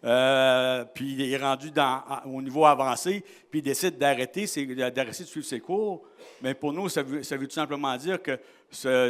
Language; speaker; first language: French; native; French